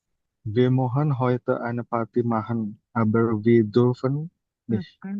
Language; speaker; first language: German; non-native, learner; Indonesian